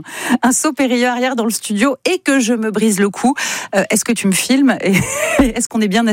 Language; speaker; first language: French; native; French